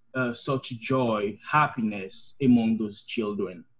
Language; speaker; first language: English; non-native, fluent; Haitian Creole